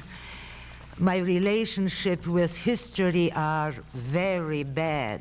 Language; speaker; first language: English; non-native, fluent; Romanian